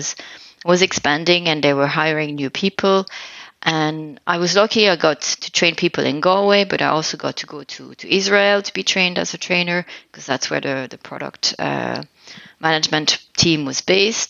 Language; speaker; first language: English; non-native, fluent; French